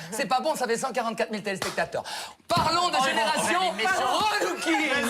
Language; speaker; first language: French; native; French